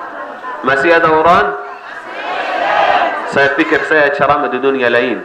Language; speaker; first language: Indonesian; non-native, learner; Arabic